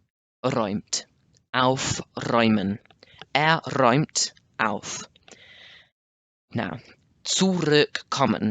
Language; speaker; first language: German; non-native, learner; English